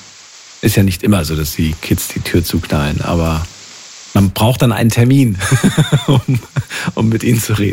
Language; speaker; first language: German; native; German